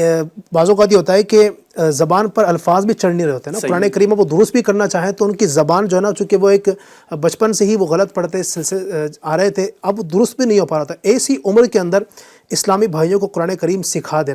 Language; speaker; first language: Urdu; native; Urdu